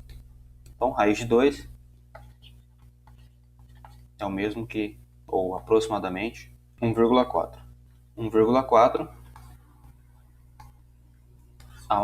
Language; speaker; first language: Portuguese; native; Portuguese